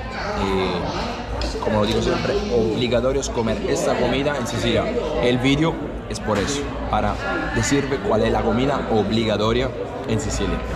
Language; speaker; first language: Spanish; non-native, fluent; Italian